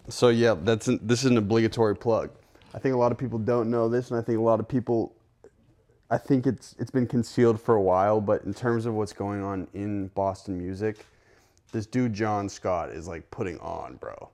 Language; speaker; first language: English; native; English